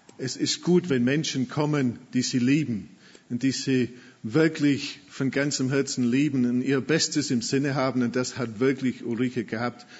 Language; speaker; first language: German; non-native, fluent; English